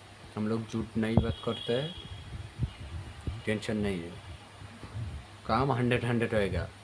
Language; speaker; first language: Hindi; non-native, learner; Bangla